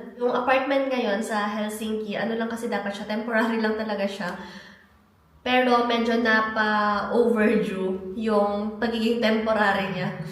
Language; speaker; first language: Filipino; native; Filipino